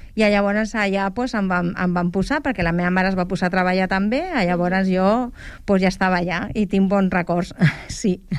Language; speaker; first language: Catalan; non-native, local second language; Spanish